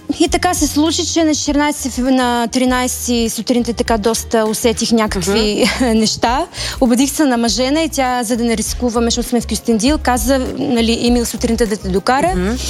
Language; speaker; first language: Bulgarian; early bilingual, heritage; Bulgarian